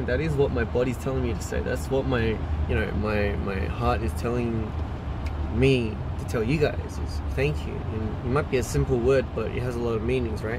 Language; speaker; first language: English; early bilingual, other home language; Korean